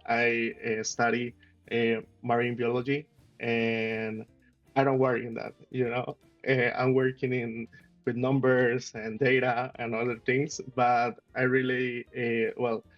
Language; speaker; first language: English; non-native, learner; Spanish